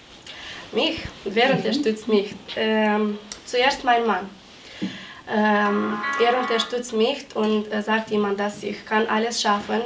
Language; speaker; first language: German; non-native, fluent; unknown